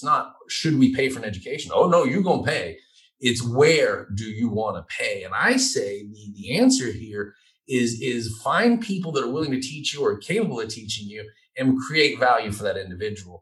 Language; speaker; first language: English; native; English